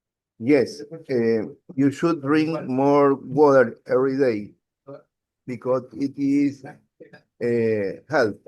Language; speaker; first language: English; non-native, learner; Spanish